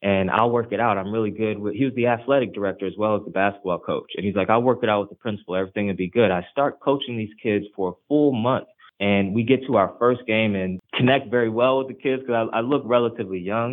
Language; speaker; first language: English; early bilingual, other home language; Haitian Creole